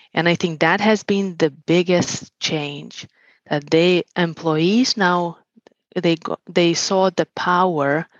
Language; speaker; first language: English; non-native, fluent; Lithuanian